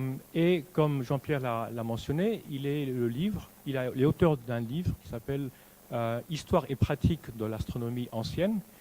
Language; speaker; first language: French; native; French